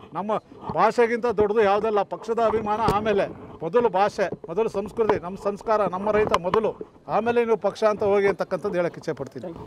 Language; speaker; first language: Kannada; native; Kannada